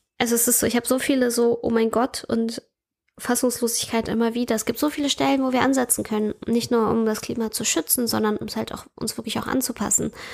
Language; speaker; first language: German; early bilingual, other home language; Russian